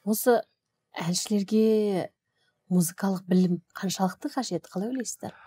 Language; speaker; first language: Kazakh; native; Kazakh